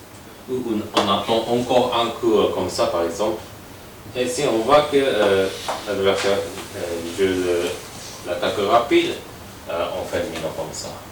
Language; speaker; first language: French; non-native, fluent; Japanese